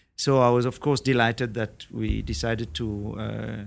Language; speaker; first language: English; non-native, fluent; French